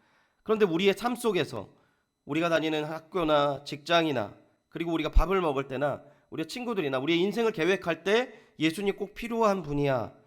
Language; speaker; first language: Korean; native; Korean